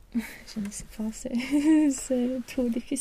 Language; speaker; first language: French; non-native, learner; Latvian